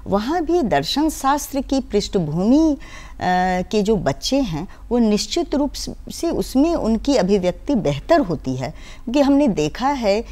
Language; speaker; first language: Hindi; native; Hindi